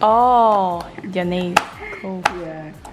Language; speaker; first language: English; non-native, fluent; Vietnamese